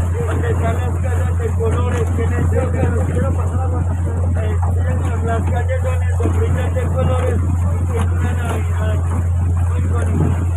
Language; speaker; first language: Spanish; native; Spanish